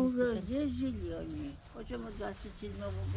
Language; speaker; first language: Russian; non-native, local second language; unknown